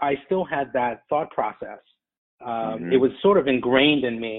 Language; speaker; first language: English; native; English